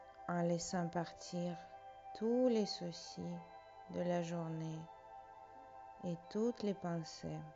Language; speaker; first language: French; non-native, fluent; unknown